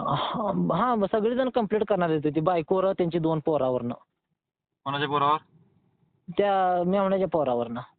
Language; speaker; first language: Marathi; native; Marathi